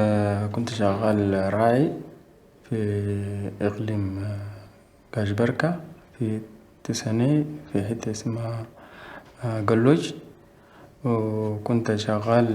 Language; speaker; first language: Arabic; native; Arabic